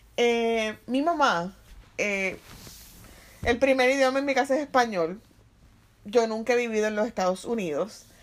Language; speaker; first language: Spanish; native; Spanish